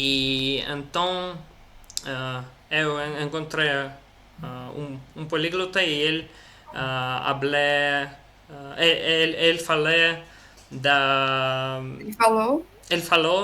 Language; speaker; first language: Portuguese; non-native, learner; Russian